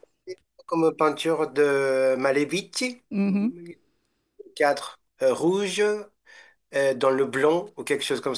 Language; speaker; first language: French; non-native, fluent; Japanese